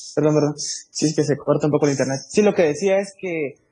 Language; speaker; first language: Spanish; native; Spanish